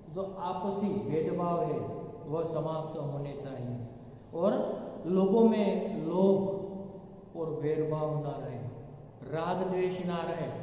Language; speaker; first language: Hindi; non-native, local second language; Gujarati